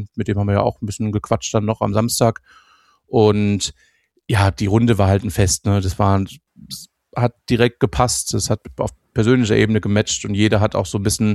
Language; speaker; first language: German; native; German